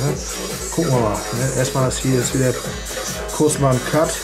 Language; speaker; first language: German; native; German